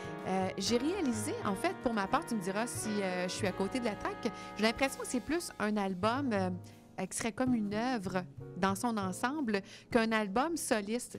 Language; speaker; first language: French; native; French